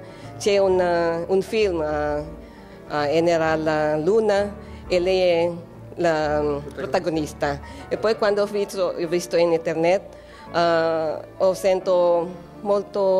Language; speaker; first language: Italian; non-native, learner; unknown